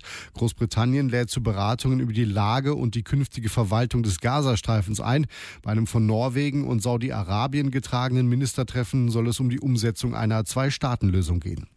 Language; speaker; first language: German; native; German